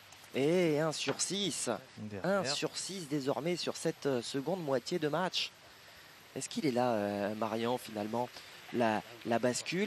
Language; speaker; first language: French; native; French